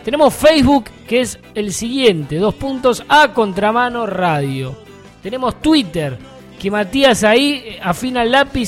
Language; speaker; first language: Spanish; native; Spanish